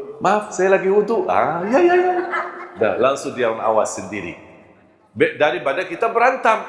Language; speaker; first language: Malay; non-native, fluent; Arabic